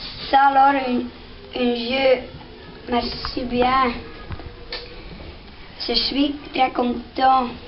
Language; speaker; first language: French; non-native, learner; Dutch